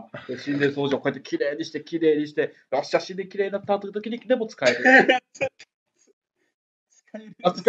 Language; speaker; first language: Japanese; native; Japanese